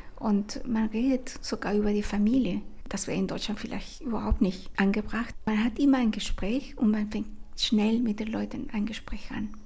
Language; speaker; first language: German; non-native, fluent; Spanish